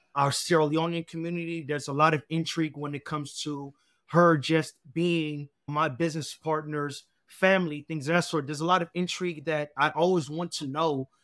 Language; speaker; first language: English; native; English